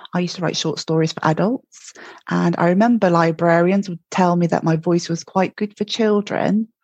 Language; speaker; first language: English; native; English